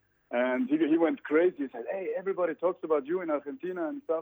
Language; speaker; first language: English; non-native, fluent; Swiss German